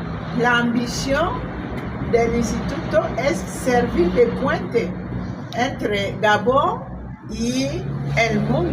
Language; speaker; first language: Spanish; non-native, fluent; French